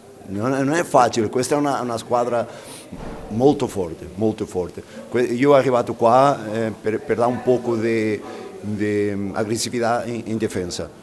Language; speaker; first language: Italian; non-native, fluent; Portuguese